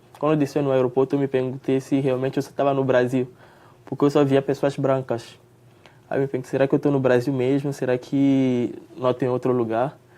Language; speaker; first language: Portuguese; non-native, fluent; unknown